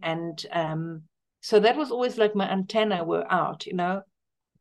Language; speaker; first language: English; native; English